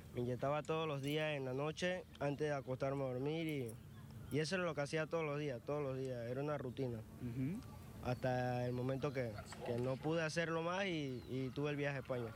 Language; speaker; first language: Spanish; native; Spanish